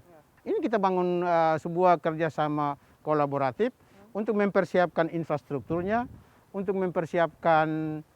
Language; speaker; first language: Indonesian; native; Indonesian